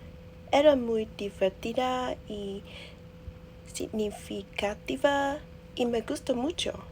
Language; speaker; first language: Spanish; non-native, learner; Vietnamese